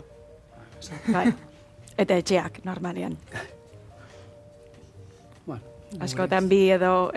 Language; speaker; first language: Basque; non-native, fluent; English